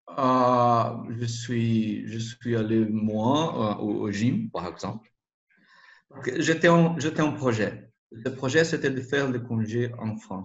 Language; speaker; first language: French; non-native, learner; Portuguese